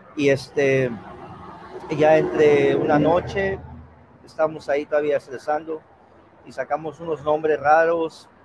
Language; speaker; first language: Spanish; early bilingual, heritage; Spanish